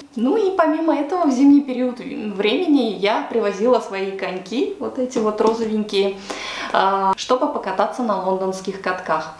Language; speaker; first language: Russian; native; Russian